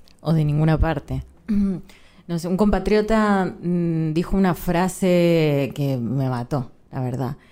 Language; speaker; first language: Spanish; native; Spanish